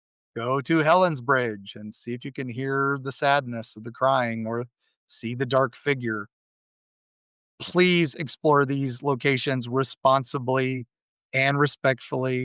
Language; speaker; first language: English; native; English